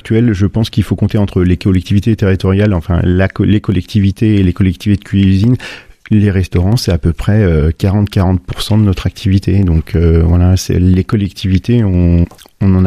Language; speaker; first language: French; native; French